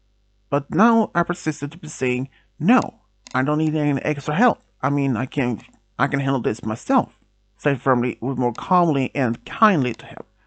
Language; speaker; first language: English; non-native, fluent; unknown